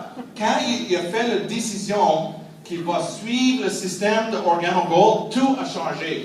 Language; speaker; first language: French; non-native, fluent; English